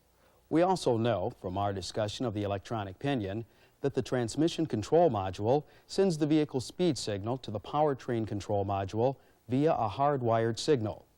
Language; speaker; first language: English; native; English